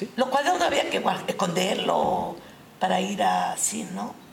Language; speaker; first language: Spanish; non-native, local second language; Japanese